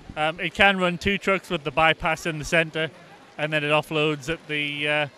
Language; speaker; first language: English; native; English